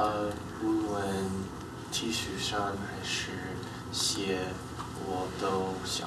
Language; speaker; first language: Chinese; non-native, learner; English